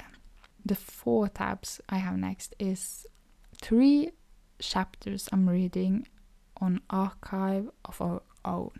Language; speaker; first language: English; non-native, fluent; Norwegian